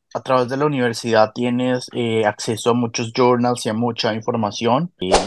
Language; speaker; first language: Spanish; native; Spanish